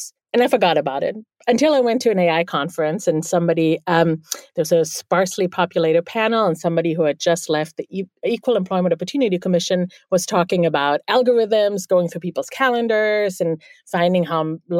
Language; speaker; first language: English; non-native, fluent; German